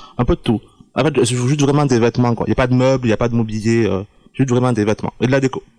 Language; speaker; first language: French; native; French